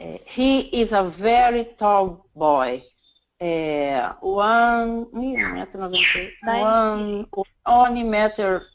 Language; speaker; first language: English; non-native, learner; Portuguese